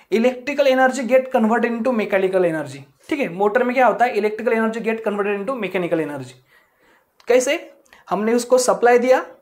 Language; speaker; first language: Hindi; non-native, local second language; Marathi